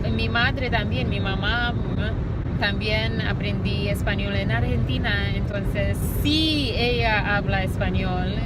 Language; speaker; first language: Spanish; non-native, learner; Romanian